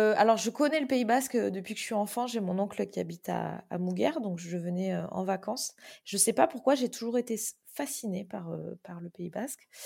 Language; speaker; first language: French; native; French